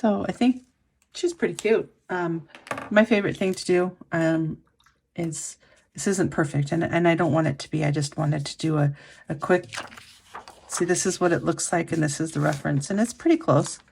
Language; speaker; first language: English; native; English